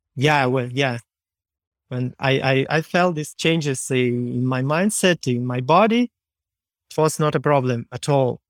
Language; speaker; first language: English; non-native, learner; Ukrainian